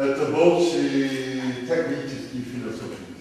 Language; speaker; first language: Russian; non-native, learner; English